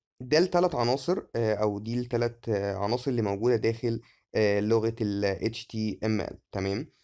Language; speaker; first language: Arabic; native; Arabic